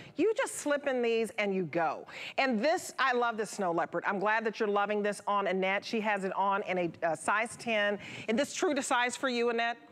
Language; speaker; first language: English; native; English